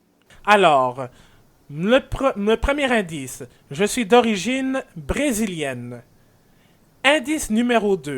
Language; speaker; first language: French; native; French